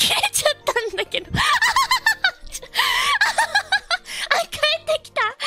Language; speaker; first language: Japanese; native; Japanese